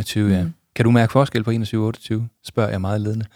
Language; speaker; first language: Danish; native; Danish